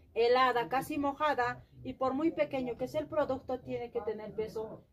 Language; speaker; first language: Spanish; non-native, local second language; Quechua